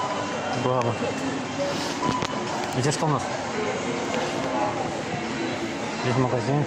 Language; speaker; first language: Russian; non-native, learner; Azerbaijani